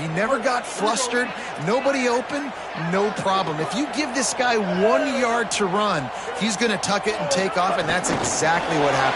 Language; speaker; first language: English; native; English